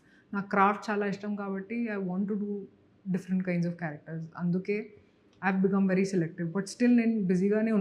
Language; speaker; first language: Telugu; non-native, fluent; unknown